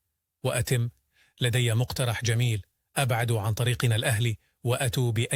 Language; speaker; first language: Arabic; native; Arabic